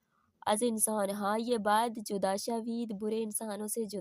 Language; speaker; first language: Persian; non-native, fluent; Urdu